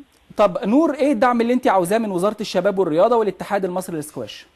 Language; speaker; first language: Arabic; native; Arabic